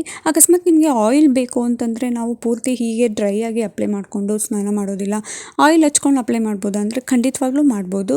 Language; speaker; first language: Kannada; native; Kannada